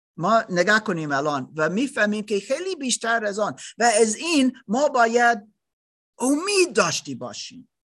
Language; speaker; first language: Persian; non-native, learner; German